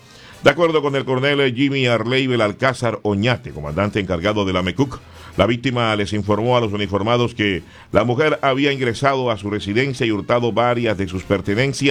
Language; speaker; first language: Spanish; native; Spanish